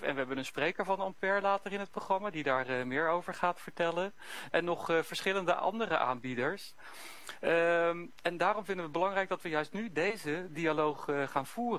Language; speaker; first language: Dutch; native; Dutch